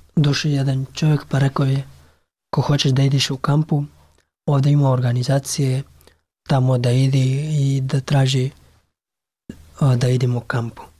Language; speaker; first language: Serbian; non-native, learner; Pashto